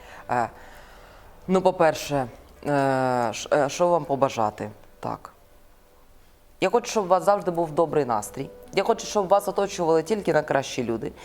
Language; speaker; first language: Ukrainian; non-native, local second language; Russian